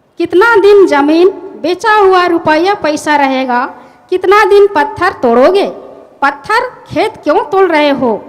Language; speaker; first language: Hindi; non-native, local second language; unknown